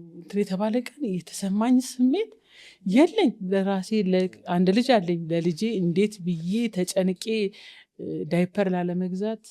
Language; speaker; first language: Amharic; non-native, local second language; Oromo